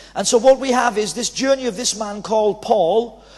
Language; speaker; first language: English; native; English